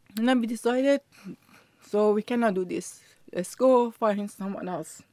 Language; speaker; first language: English; non-native, learner; Persian